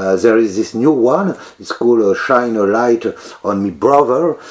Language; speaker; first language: English; non-native, learner; French